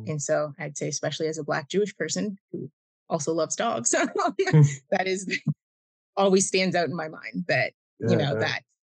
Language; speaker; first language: English; native; English